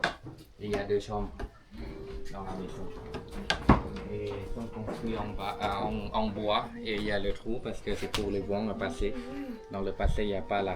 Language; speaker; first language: French; non-native, fluent; Thai